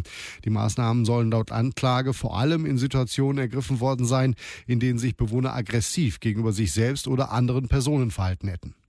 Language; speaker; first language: German; native; German